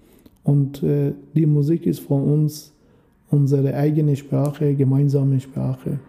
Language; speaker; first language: German; non-native, learner; Persian